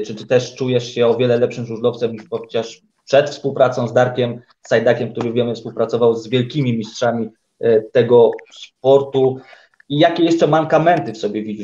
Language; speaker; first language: Polish; native; Polish